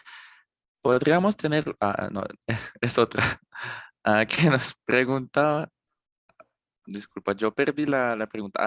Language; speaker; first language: Spanish; non-native, fluent; French